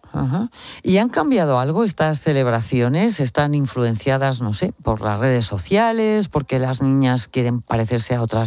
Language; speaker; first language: Spanish; native; Spanish